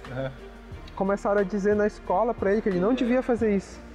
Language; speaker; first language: Portuguese; native; Portuguese